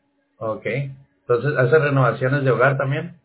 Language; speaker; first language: Spanish; native; Spanish